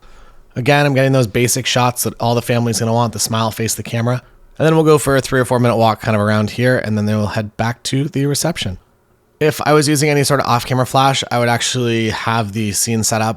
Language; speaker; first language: English; native; English